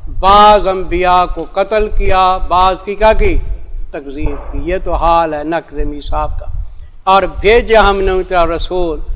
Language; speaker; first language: Urdu; non-native, local second language; Saraiki